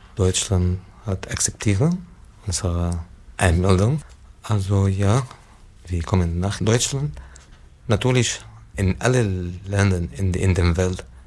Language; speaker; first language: German; non-native, learner; Arabic